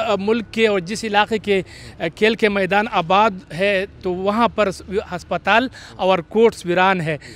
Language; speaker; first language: Urdu; non-native, local second language; Pashto